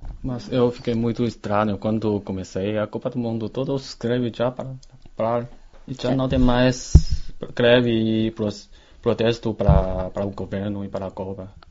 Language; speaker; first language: Portuguese; non-native, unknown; Chinese